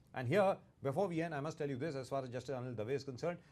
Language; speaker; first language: English; non-native, local second language; Hindi